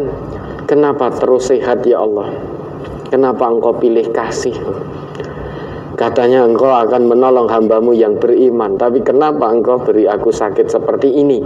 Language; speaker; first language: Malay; non-native, local second language; Javanese